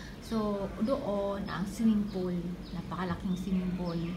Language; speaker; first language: English; non-native, local second language; Filipino